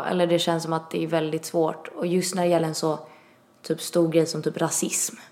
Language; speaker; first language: Swedish; early bilingual, other home language; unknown